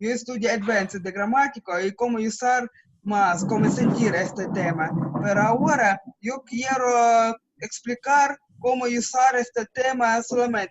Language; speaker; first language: Spanish; non-native, learner; Russian